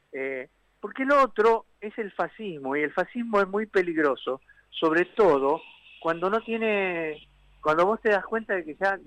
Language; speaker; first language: Spanish; native; Spanish